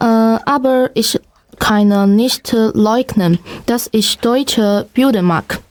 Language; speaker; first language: German; non-native, learner; Chinese